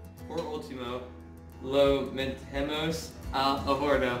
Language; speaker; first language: Spanish; non-native, learner; English